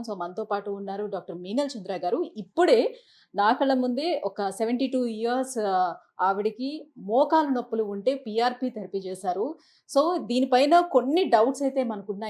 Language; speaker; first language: Telugu; native; Telugu